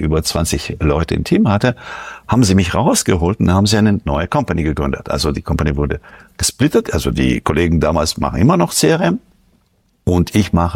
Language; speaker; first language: German; non-native, fluent; French